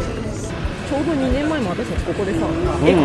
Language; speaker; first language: Japanese; native; Japanese